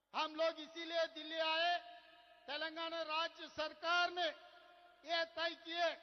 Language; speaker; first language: Hindi; non-native, local second language; Telugu